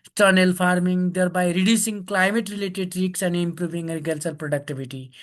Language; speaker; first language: English; non-native, local second language; Nepali